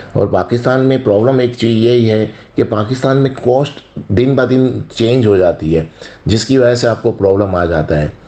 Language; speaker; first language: Urdu; non-native, local second language; Sindhi